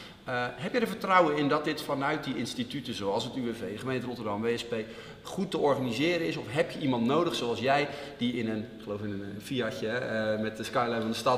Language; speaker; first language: Dutch; native; Dutch